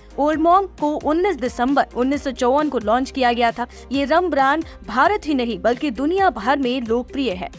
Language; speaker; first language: Hindi; native; Hindi